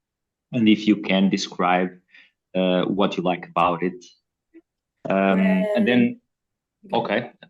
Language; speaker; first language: English; non-native, fluent; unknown